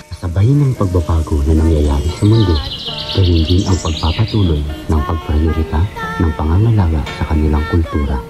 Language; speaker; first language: Filipino; native; Filipino